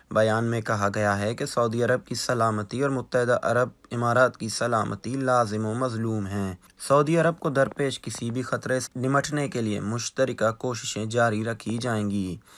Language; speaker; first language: Urdu; non-native, local second language; Baluchi